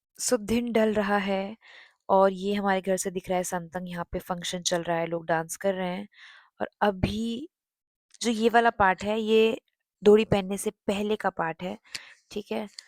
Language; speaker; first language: Hindi; non-native, local second language; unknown